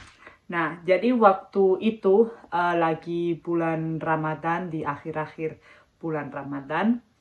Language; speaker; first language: Indonesian; non-native, fluent; Spanish